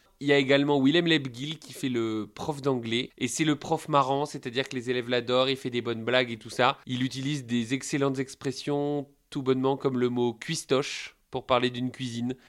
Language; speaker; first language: French; native; French